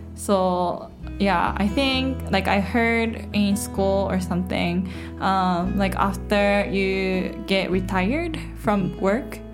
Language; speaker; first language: English; non-native, fluent; Japanese